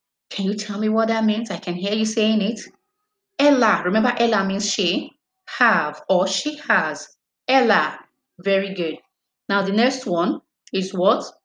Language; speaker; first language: English; non-native, local second language; Yoruba